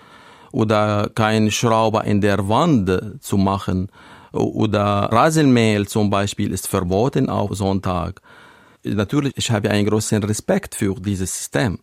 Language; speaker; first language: German; non-native, fluent; Arabic